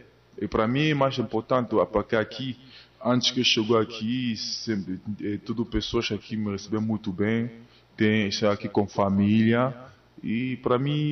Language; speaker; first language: Portuguese; non-native, learner; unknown